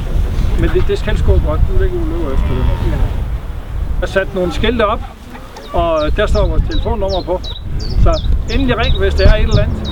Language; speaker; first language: Danish; native; Danish